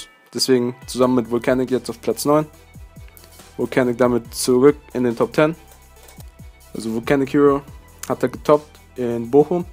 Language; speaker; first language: German; native; German